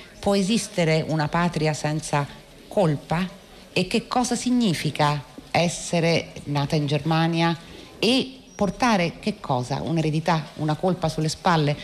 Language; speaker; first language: Italian; native; Italian